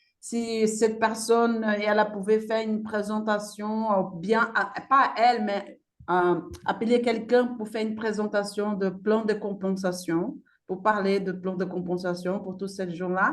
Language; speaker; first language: French; non-native, fluent; Portuguese